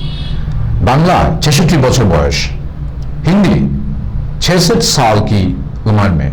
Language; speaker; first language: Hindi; non-native, local second language; Bangla